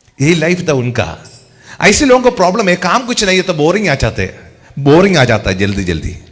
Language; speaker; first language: Hindi; non-native, local second language; Malayalam